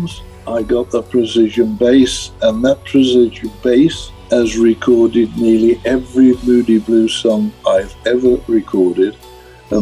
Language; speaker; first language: English; native; English